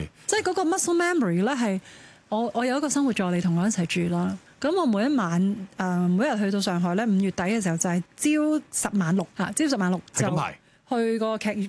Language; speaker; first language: Cantonese; native; Cantonese